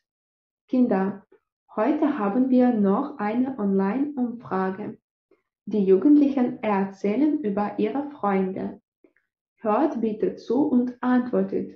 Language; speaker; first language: German; non-native, fluent; Russian